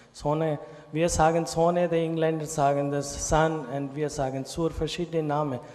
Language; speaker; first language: German; non-native, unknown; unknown